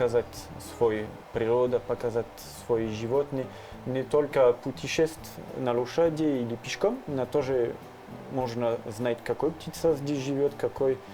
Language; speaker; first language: Russian; non-native, learner; French